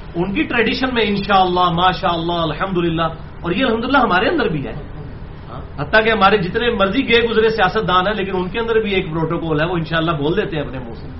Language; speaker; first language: Urdu; non-native, local second language; Punjabi